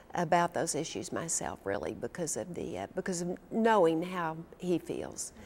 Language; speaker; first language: English; native; English